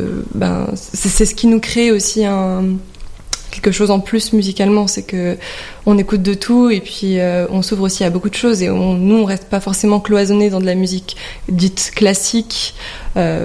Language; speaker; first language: French; native; French